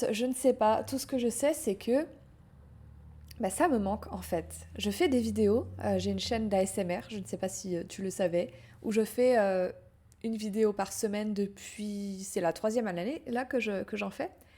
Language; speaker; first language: French; native; French